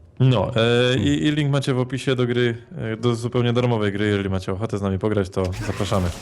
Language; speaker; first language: Polish; native; Polish